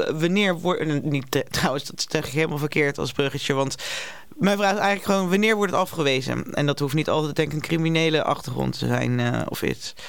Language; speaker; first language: Dutch; native; Dutch